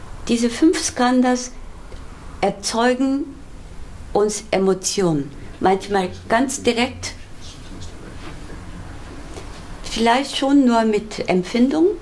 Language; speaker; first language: German; non-native, fluent; Korean